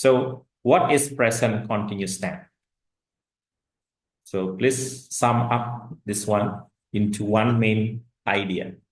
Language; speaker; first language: English; non-native, fluent; Indonesian